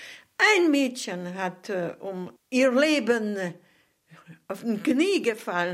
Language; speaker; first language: German; non-native, fluent; Hungarian